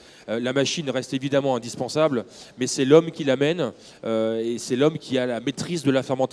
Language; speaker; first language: French; native; French